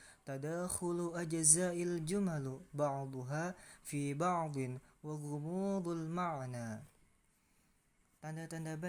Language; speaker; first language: Arabic; non-native, learner; Indonesian